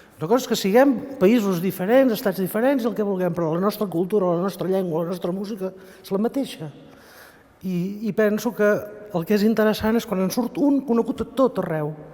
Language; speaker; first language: Catalan; native; Catalan